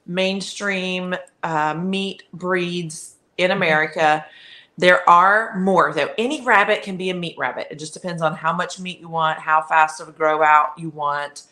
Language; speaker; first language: English; native; English